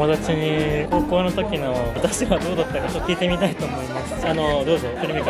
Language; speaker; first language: Japanese; native; Japanese